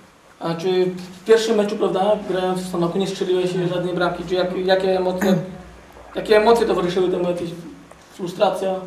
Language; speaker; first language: Polish; native; Polish